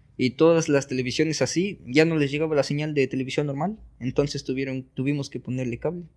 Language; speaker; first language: Spanish; native; Spanish